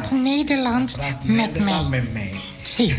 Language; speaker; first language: Dutch; non-native, fluent; Spanish